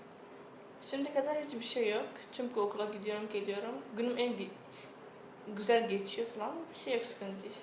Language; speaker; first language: Turkish; early bilingual, other home language; Arabic